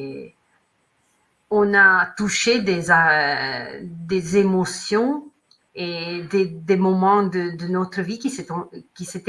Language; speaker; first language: French; non-native, learner; Italian